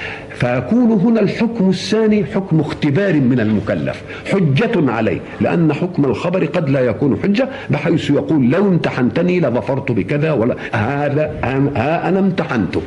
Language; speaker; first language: Arabic; native; Arabic